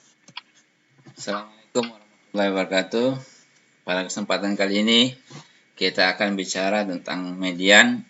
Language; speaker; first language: Indonesian; native; Indonesian